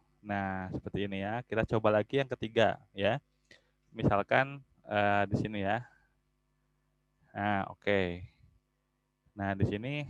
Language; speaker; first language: Indonesian; native; Indonesian